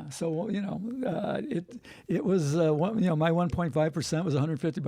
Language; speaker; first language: English; native; English